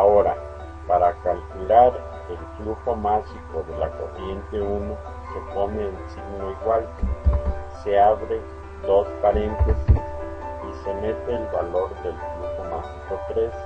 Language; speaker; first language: Spanish; native; Spanish